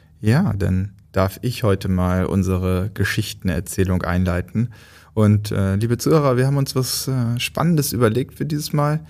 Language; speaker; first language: German; native; German